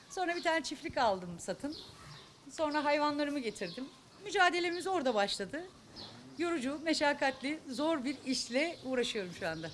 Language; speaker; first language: Turkish; native; Turkish